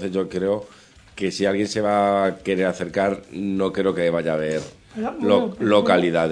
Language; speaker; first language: Spanish; native; Spanish